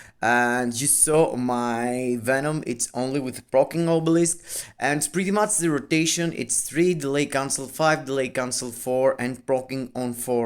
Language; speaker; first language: English; non-native, fluent; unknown